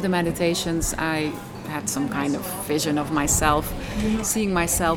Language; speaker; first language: English; non-native, fluent; Dutch